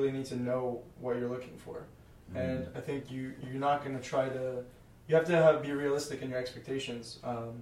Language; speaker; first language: English; native; English